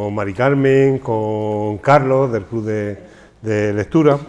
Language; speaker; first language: Spanish; native; Spanish